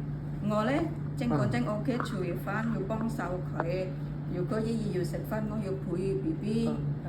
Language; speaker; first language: Cantonese; non-native, learner; Indonesian